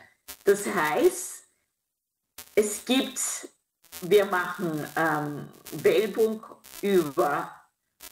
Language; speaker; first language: German; non-native, fluent; Kinyarwanda